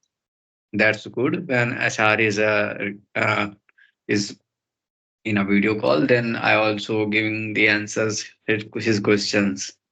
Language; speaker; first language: English; non-native, learner; Hindi